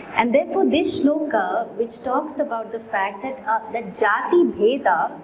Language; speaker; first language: English; non-native, local second language; Tamil